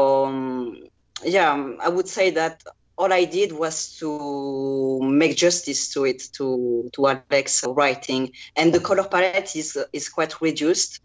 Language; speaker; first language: English; non-native, fluent; French